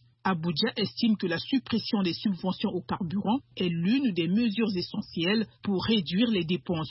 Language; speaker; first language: French; native; French